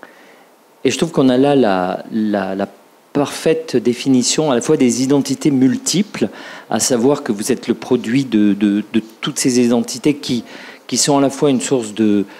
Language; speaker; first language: French; native; French